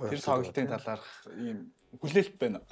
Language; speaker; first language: Mongolian; native; Mongolian